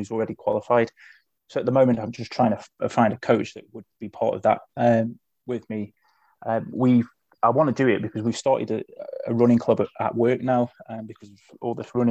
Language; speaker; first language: English; native; English